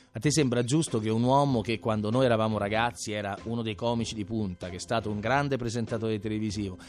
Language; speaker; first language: Italian; native; Italian